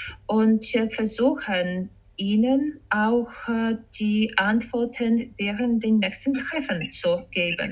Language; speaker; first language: German; non-native, fluent; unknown